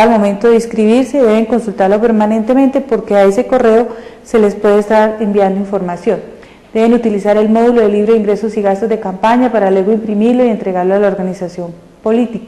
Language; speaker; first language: Spanish; native; Spanish